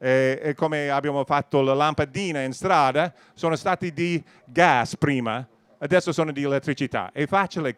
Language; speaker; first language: Italian; non-native, learner; English